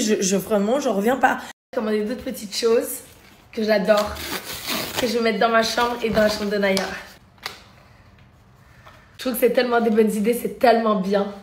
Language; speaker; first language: French; native; French